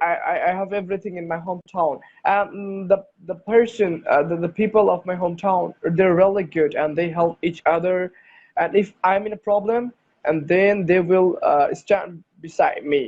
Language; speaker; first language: English; non-native, learner; Bangla